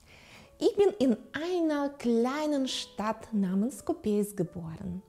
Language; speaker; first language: German; non-native, fluent; Russian